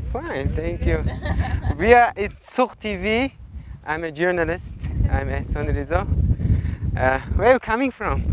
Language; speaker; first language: English; non-native, learner; Tajik